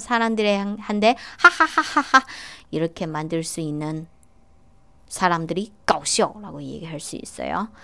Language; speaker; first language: Korean; non-native, learner; Chinese